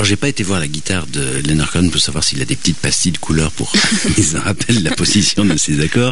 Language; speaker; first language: French; native; French